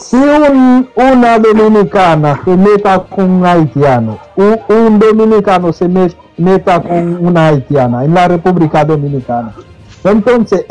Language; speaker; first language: Spanish; non-native, fluent; Haitian Creole